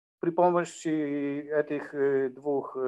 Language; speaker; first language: Russian; non-native, learner; Polish